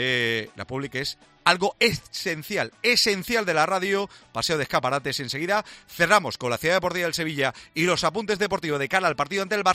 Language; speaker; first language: Spanish; native; Spanish